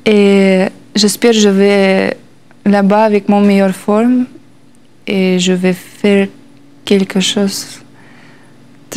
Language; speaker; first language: French; non-native, learner; Russian